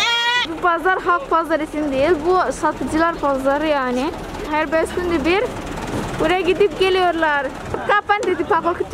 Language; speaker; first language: Turkish; non-native, learner; Javanese